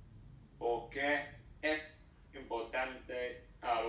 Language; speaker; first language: Spanish; non-native, learner; English